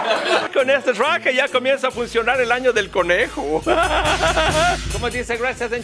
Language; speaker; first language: Spanish; native; Spanish